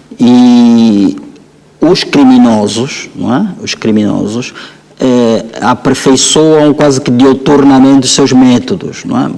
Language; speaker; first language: Portuguese; native; Portuguese